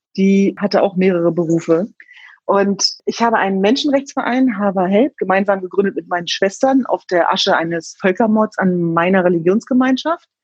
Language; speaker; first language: German; early bilingual, other home language; Kurdish